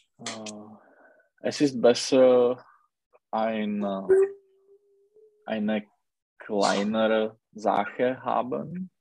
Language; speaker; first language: German; non-native, learner; Czech